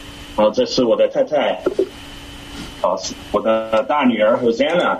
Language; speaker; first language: Chinese; early bilingual, heritage; English